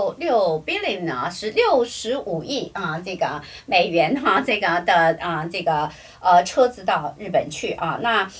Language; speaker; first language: Chinese; native; Chinese